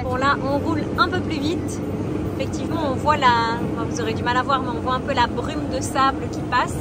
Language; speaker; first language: French; native; French